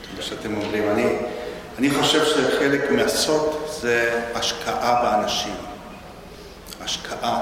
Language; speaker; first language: Hebrew; non-native, fluent; Spanish